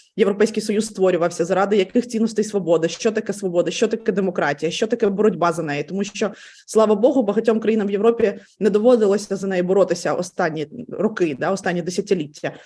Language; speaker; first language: Ukrainian; native; Ukrainian